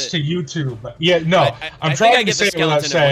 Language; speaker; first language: English; native; English